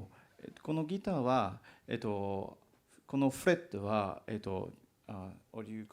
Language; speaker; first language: Japanese; non-native, learner; English